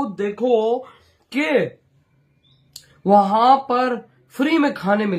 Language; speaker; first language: Hindi; native; Hindi